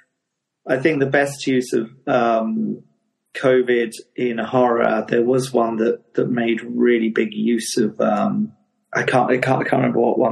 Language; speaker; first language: English; native; English